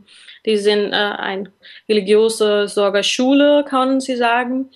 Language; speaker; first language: German; non-native, learner; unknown